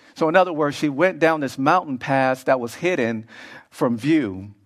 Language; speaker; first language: English; native; English